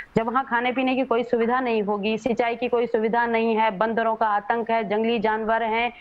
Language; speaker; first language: Hindi; native; Hindi